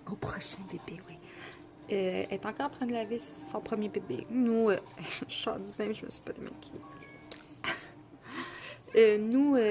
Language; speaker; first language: French; native; French